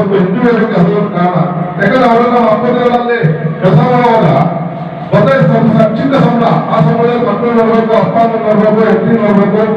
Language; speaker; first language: Kannada; non-native, local second language; Marathi